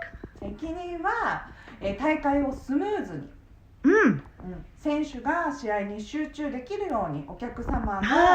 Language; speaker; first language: Japanese; native; Japanese